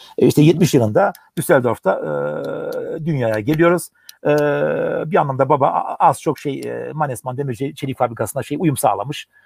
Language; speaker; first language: Turkish; early bilingual, heritage; Turkish